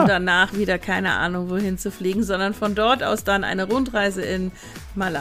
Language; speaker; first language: German; native; German